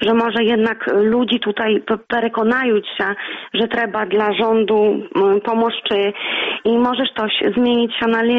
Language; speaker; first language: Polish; non-native, local second language; Belarusian